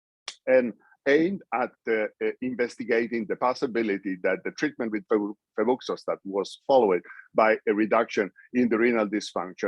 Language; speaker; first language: English; non-native, fluent; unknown